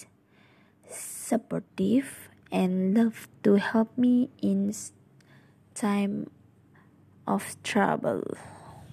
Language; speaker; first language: English; non-native, local second language; Malay